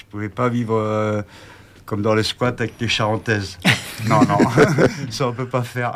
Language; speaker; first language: French; native; French